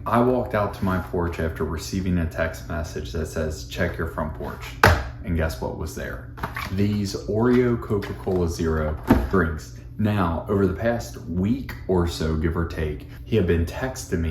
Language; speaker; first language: English; native; English